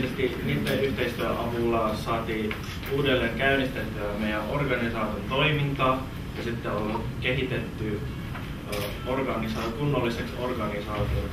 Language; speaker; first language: Finnish; early bilingual, other home language; Persian